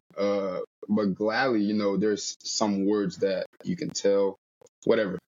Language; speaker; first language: English; early bilingual, other home language; Portuguese